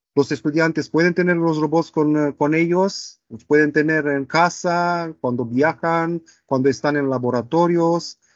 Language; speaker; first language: Spanish; non-native, fluent; Romanian